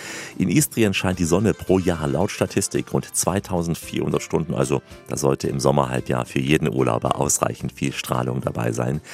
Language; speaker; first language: German; native; German